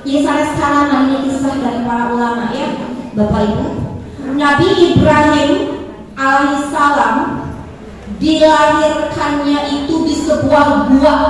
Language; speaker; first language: Indonesian; non-native, local second language; Sundanese